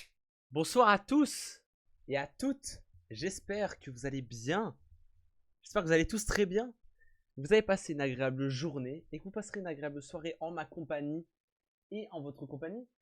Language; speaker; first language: French; native; French